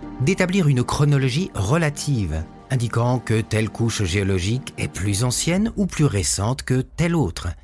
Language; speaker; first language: French; native; French